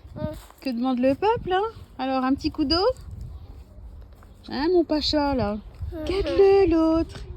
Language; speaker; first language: French; native; French